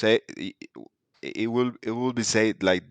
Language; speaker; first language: English; non-native, fluent; Spanish